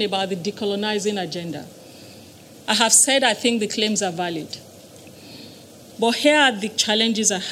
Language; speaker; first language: English; non-native, local second language; Yoruba